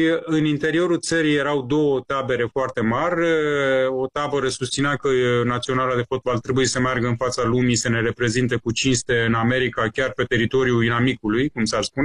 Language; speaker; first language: Romanian; non-native, fluent; Persian